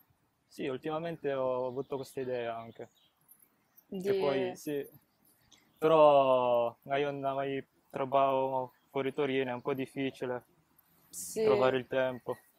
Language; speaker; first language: Italian; early bilingual, other home language; Filipino